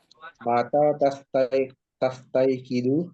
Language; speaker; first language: Arabic; non-native, learner; Indonesian